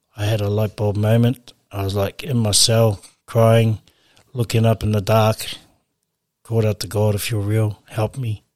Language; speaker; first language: English; native; English